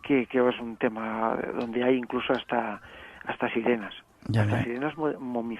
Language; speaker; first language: Spanish; native; Spanish